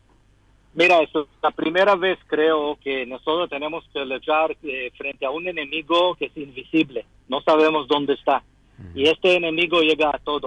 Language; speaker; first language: Spanish; non-native, fluent; Hebrew